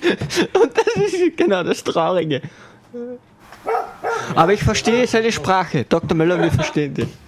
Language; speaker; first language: German; native; German